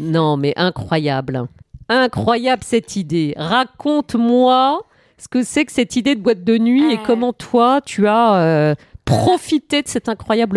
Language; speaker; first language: French; native; French